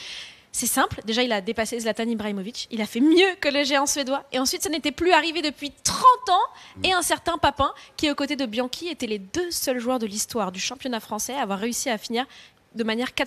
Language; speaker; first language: French; native; French